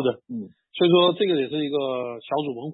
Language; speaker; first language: Chinese; native; Chinese